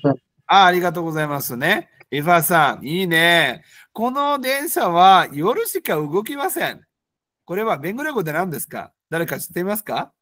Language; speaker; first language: Japanese; non-native, fluent; Bangla